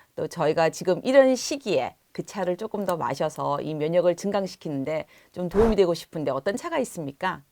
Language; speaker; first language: Korean; native; Korean